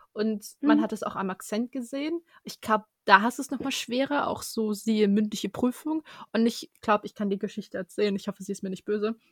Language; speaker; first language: German; early bilingual, other home language; Russian